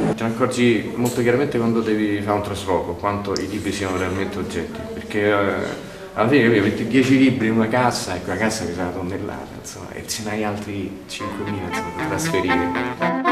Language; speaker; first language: Italian; native; Italian